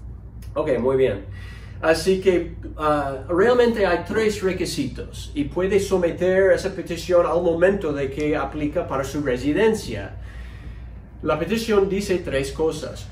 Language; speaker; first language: Spanish; non-native, fluent; English